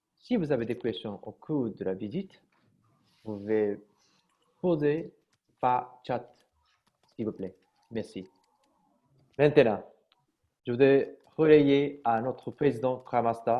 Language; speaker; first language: French; non-native, learner; Japanese